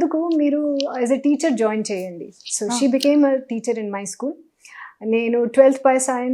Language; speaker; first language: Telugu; non-native, local second language; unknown